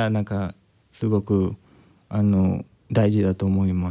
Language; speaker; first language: Japanese; non-native, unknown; Spanish